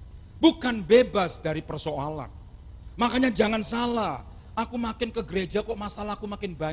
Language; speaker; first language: Indonesian; non-native, local second language; Javanese